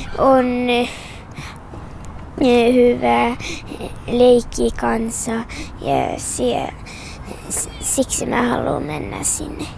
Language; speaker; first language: Finnish; non-native, learner; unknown